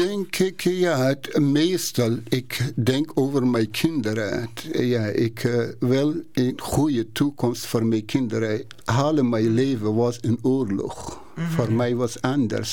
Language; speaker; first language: Dutch; non-native, learner; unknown